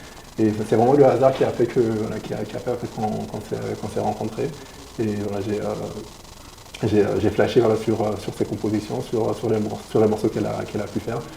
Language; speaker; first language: French; native; French